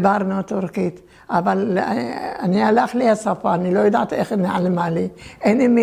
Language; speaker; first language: Hebrew; early bilingual, other home language; Turkish